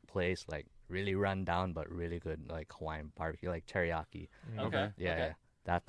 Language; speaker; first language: English; native; English